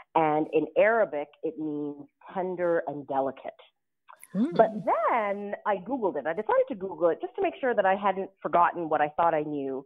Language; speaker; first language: English; native; English